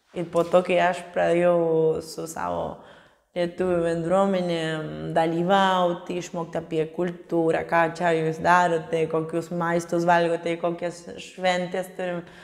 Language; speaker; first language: Lithuanian; early bilingual, heritage; Spanish